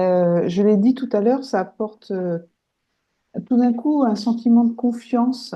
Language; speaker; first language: French; native; French